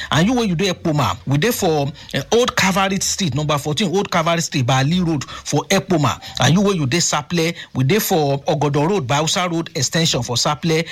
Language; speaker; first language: Nigerian Pidgin; native; Nigerian Pidgin